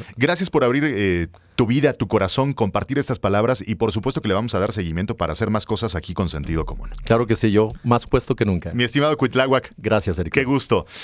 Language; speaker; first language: Spanish; native; Spanish